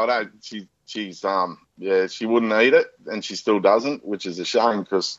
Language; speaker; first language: English; native; English